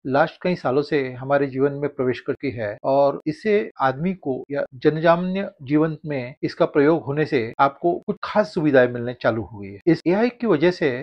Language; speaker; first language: Hindi; non-native, local second language; Marathi